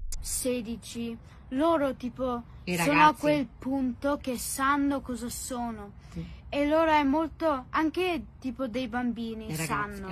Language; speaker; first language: Italian; early bilingual, heritage; Italian